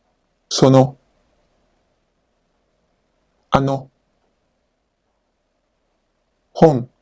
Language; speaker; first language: Japanese; non-native, learner; Filipino